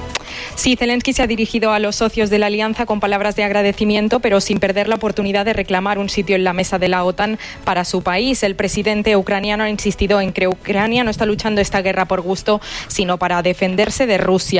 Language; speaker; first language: Spanish; native; Spanish